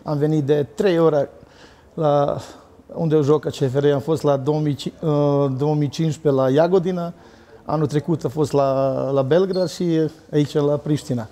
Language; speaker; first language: Romanian; non-native, learner; Serbian